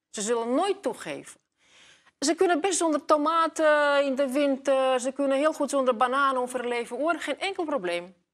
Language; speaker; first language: Dutch; non-native, fluent; Russian